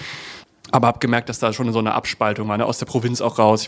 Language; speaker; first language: German; native; German